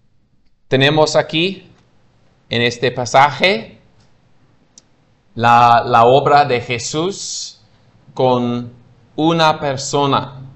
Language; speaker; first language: Spanish; non-native, fluent; English